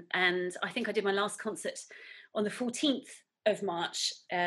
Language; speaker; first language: English; native; English